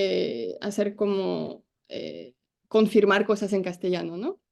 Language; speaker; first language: Spanish; non-native, fluent; French